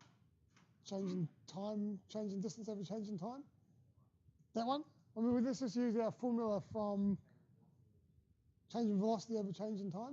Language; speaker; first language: English; native; English